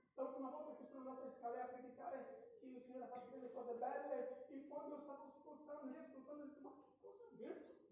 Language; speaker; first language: Italian; non-native, fluent; Portuguese